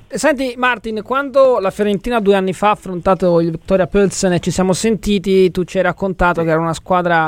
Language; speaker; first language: Italian; native; Italian